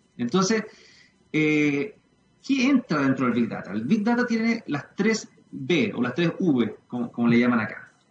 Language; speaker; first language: Spanish; native; Spanish